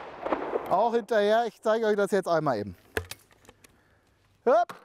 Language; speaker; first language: German; native; German